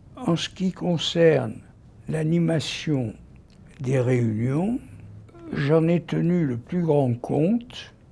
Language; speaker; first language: French; native; French